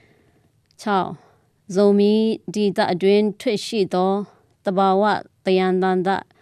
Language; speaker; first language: Burmese; non-native, local second language; Tedim Chin